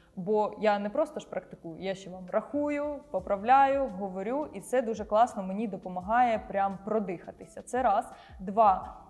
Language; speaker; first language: Ukrainian; non-native, local second language; Russian